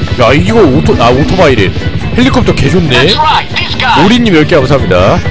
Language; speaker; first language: Korean; native; Korean